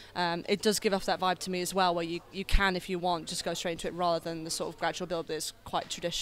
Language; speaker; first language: English; native; English